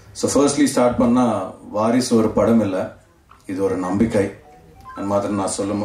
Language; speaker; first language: Tamil; non-native, learner; Telugu